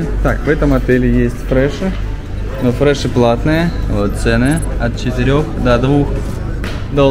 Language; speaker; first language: Russian; native; Russian